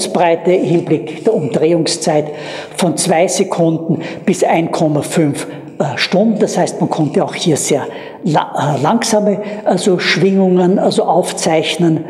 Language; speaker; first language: German; native; German